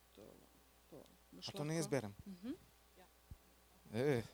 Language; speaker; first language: English; non-native, fluent; Slovenian